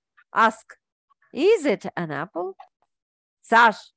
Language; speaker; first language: English; non-native, fluent; Ukrainian